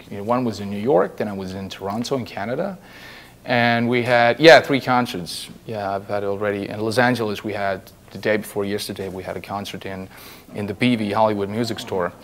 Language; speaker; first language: English; non-native, fluent; Estonian